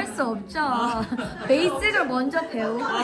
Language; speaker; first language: Korean; early bilingual, heritage; Korean